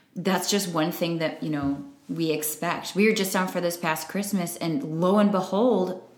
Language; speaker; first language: English; native; English